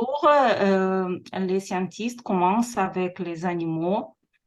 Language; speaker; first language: French; non-native, fluent; Russian